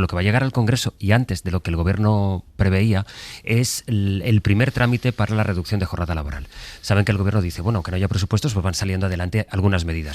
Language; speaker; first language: Spanish; native; Spanish